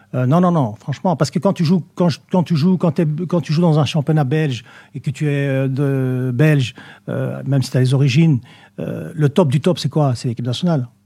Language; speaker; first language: French; native; French